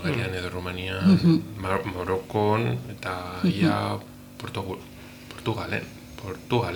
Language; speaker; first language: Basque; non-native, learner; Spanish